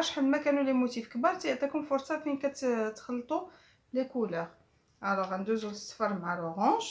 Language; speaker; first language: Arabic; native; Arabic